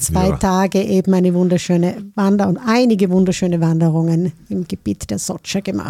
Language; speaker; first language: German; native; German